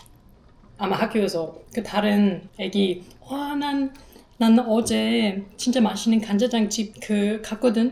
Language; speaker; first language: Korean; non-native, learner; German